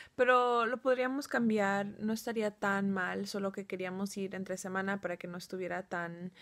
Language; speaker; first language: Spanish; early bilingual, heritage; Spanish